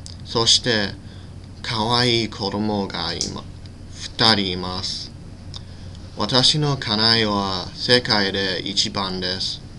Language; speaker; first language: Japanese; non-native, learner; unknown